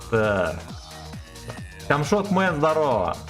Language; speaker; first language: Russian; native; Russian